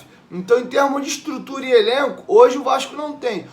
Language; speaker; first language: Portuguese; native; Portuguese